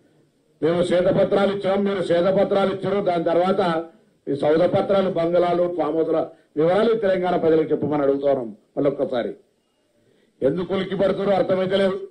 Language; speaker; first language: Telugu; native; Telugu